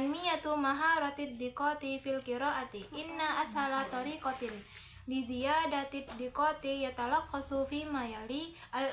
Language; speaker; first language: Arabic; non-native, learner; Indonesian